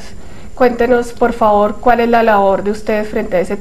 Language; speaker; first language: Spanish; native; Spanish